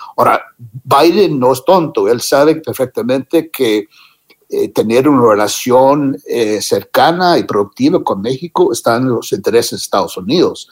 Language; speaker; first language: Spanish; non-native, fluent; English